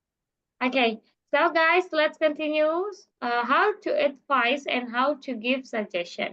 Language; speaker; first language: English; non-native, learner; Indonesian